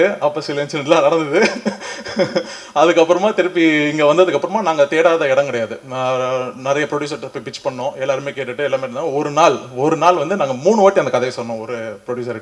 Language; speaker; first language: Tamil; native; Tamil